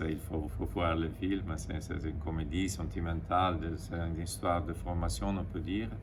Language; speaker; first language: French; non-native, fluent; Italian